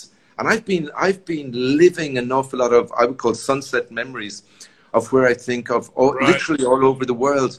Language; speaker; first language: English; native; English